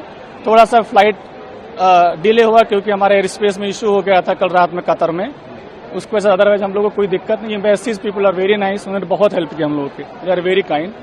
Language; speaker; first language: Hindi; native; Hindi